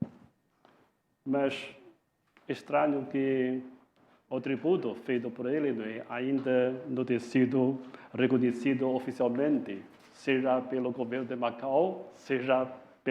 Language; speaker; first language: Portuguese; non-native, fluent; Chinese